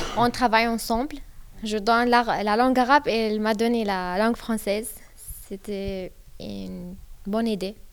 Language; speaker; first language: French; non-native, learner; Arabic